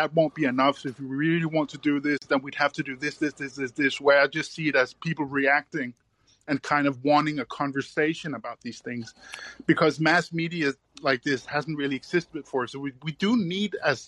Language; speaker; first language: English; non-native, fluent; Danish